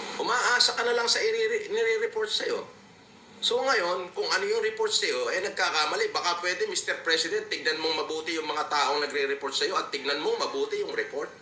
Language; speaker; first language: Filipino; native; Filipino